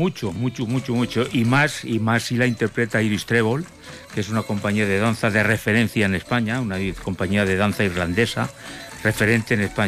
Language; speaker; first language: Spanish; native; Spanish